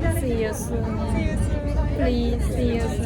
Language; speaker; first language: English; non-native, learner; Korean